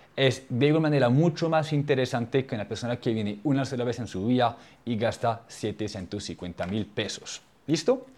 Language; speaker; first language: Spanish; non-native, fluent; French